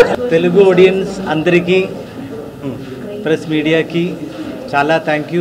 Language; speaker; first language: Telugu; non-native, learner; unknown